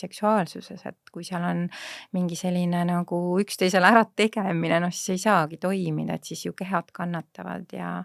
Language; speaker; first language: Estonian; native; Estonian